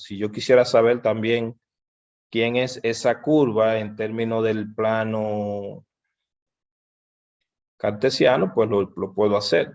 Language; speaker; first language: Spanish; native; Spanish